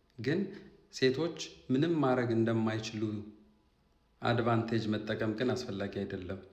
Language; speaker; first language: Amharic; native; Amharic